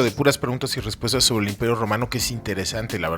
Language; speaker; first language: Spanish; native; Spanish